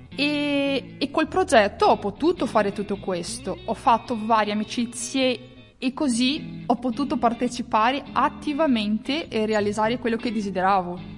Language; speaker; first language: Italian; non-native, fluent; Portuguese